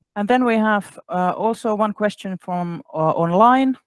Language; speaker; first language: English; non-native, fluent; Finnish